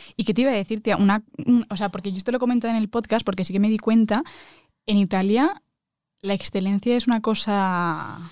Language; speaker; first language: Spanish; native; Spanish